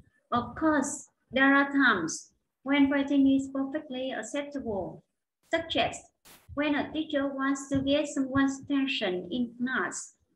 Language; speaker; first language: English; non-native, fluent; Vietnamese